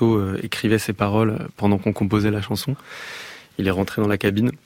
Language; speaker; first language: French; native; French